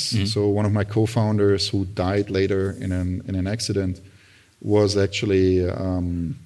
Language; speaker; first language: English; non-native, fluent; German